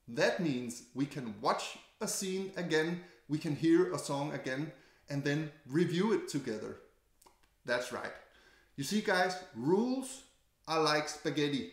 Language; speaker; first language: English; non-native, fluent; Danish